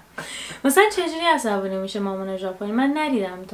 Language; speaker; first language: Persian; native; Persian